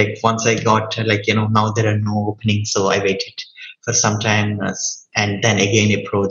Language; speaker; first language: English; non-native, local second language; Telugu